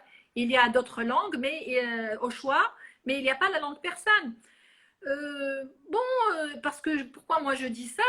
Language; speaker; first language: French; non-native, local second language; Arabic